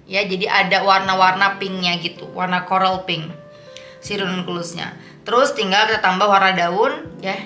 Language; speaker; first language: Indonesian; native; Indonesian